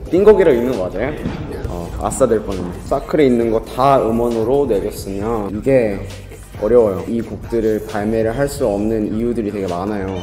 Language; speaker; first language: Korean; early bilingual, heritage; Korean